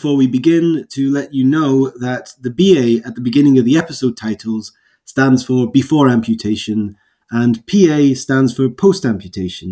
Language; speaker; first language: English; native; English